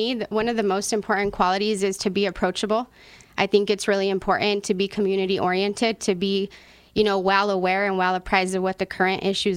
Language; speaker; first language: English; non-native, local second language; Spanish